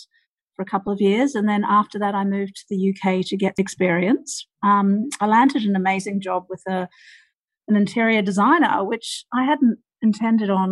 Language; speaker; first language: English; native; English